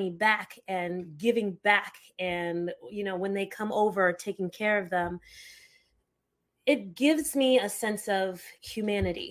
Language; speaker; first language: English; early bilingual, other home language; Haitian Creole